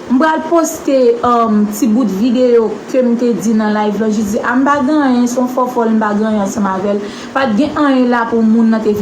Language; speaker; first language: French; non-native, local second language; Haitian Creole